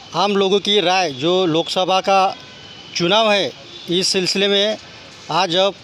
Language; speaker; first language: Hindi; non-native, local second language; Marathi